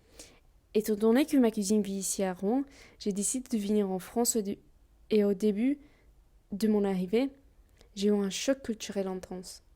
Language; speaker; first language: French; non-native, learner; Arabic